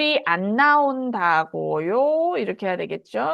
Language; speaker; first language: Korean; native; Korean